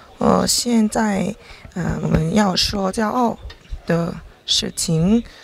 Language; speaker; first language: Chinese; non-native, learner; Korean